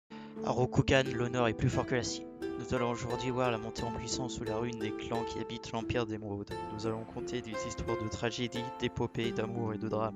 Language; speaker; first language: French; native; French